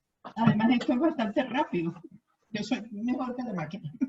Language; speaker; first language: Spanish; native; Spanish